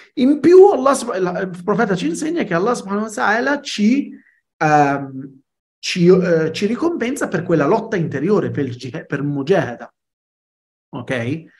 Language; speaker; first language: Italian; early bilingual, other home language; Arabic